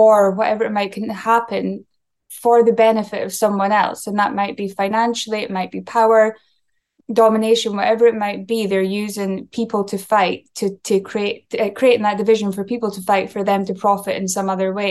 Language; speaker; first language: English; native; English